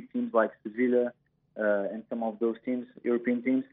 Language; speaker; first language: English; non-native, fluent; Portuguese